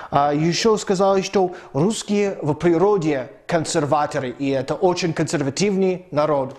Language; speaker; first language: Russian; non-native, fluent; English